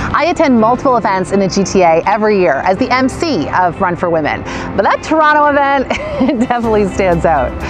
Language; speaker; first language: English; native; English